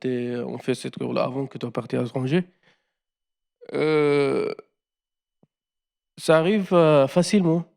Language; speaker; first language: French; non-native, learner; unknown